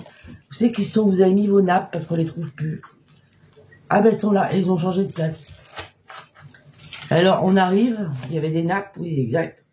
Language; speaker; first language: French; native; French